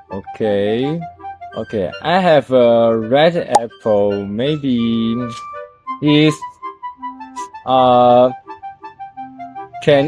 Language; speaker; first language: English; non-native, learner; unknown